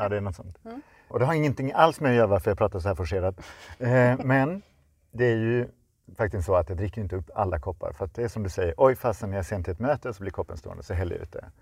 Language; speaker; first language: Swedish; native; Swedish